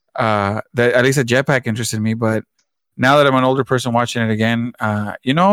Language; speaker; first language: English; early bilingual, other home language; Spanish